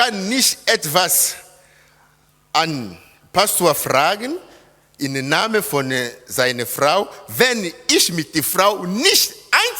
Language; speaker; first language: German; non-native, fluent; Lingala